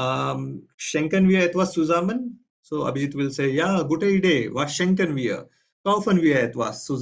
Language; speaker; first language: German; non-native, fluent; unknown